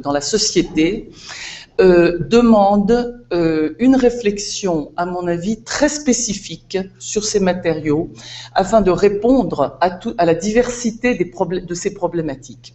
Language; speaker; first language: French; native; French